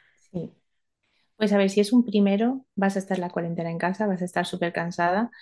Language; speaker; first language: Spanish; early bilingual, other home language; Romanian